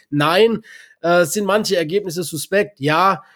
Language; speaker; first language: German; native; German